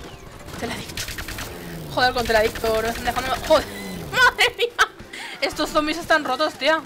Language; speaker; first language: Spanish; native; Spanish